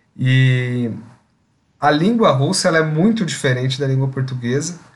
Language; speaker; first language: Portuguese; native; Portuguese